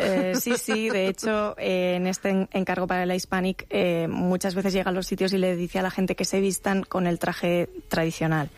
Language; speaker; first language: Spanish; native; Spanish